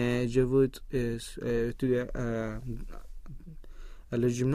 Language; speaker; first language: French; non-native, learner; Swedish